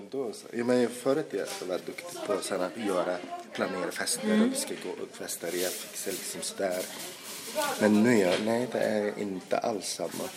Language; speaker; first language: Swedish; non-native, local second language; Arabic